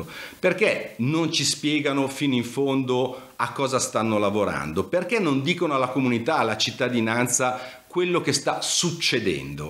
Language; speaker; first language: Italian; native; Italian